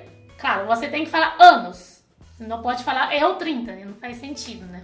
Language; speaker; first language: Portuguese; non-native, fluent; Chinese